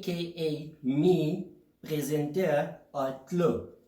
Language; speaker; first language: French; non-native, learner; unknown